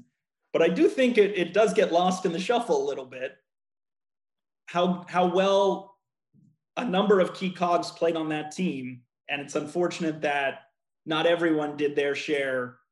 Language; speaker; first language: English; native; English